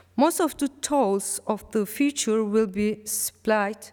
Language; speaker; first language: English; non-native, learner; Turkish